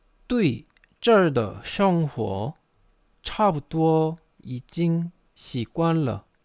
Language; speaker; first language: Chinese; non-native, fluent; Korean